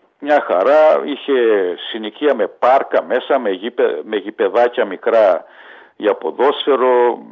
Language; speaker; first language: Greek; early bilingual, heritage; Greek